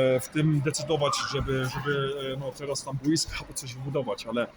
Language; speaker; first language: Polish; early bilingual, heritage; Polish